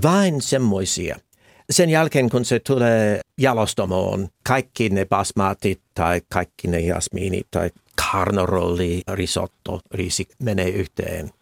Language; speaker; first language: Finnish; non-native, fluent; English